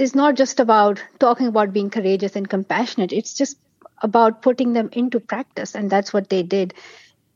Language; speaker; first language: English; non-native, local second language; Pashto